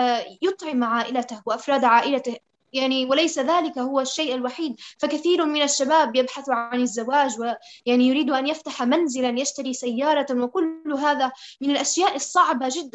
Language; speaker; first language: Arabic; native; Arabic